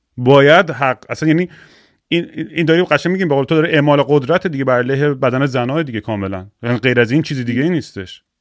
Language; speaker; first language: Persian; early bilingual, heritage; Persian